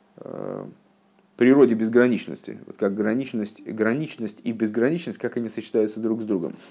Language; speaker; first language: Russian; native; Russian